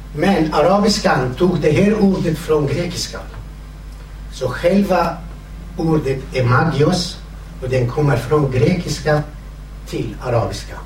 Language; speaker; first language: Swedish; non-native, fluent; Kurdish